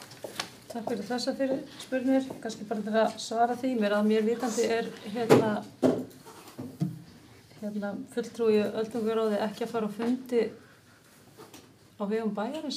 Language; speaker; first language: Icelandic; native; Icelandic